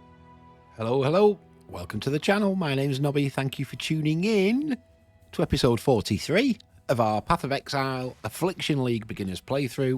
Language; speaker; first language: English; native; English